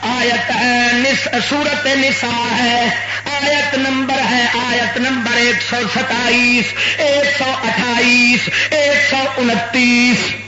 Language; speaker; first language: Urdu; non-native, local second language; Punjabi